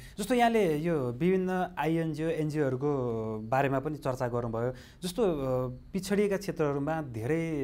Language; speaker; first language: Nepali; native; Nepali